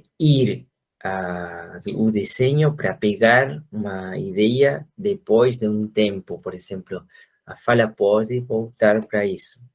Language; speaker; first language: Portuguese; non-native, fluent; Spanish